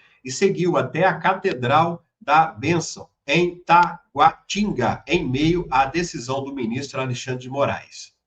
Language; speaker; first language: Portuguese; native; Portuguese